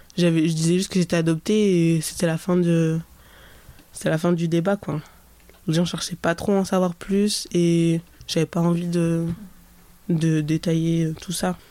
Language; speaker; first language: French; native; French